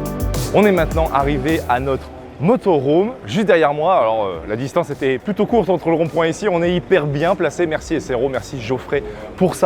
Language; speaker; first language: French; native; French